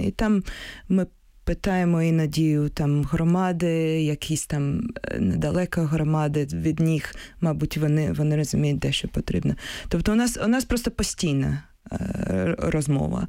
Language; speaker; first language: Ukrainian; early bilingual, heritage; Ukrainian